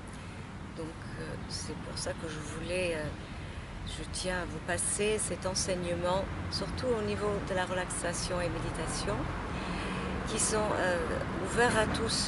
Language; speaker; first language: French; non-native, fluent; English